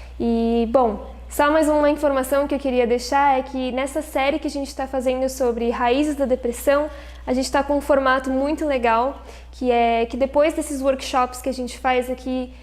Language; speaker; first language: Portuguese; native; Portuguese